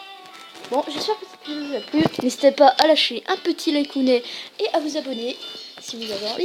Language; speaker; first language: French; native; French